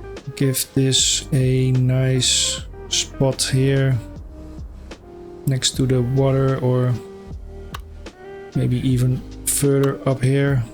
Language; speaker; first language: English; non-native, fluent; Dutch